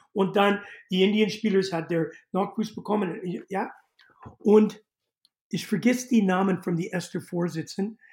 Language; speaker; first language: German; non-native, learner; English